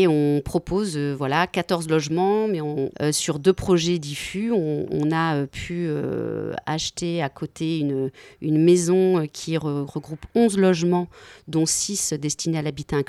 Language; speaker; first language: French; native; French